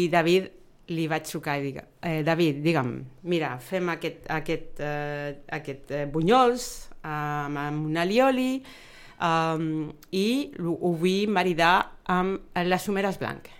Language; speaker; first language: Catalan; non-native, fluent; Spanish